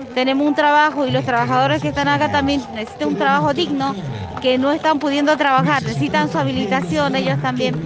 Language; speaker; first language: Spanish; native; Spanish